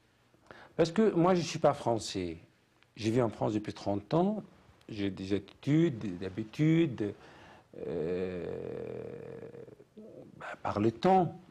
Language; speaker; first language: French; non-native, fluent; Arabic